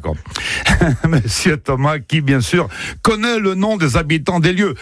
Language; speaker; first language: French; native; French